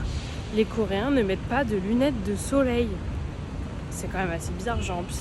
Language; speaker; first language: French; native; French